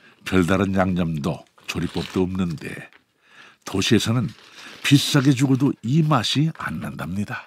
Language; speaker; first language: Korean; native; Korean